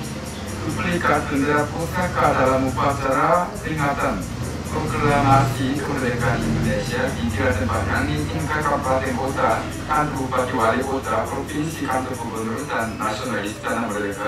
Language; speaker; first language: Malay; non-native, fluent; Korean